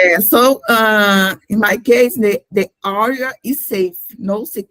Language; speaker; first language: English; non-native, learner; Portuguese